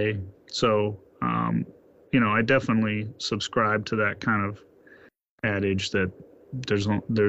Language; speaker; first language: English; native; English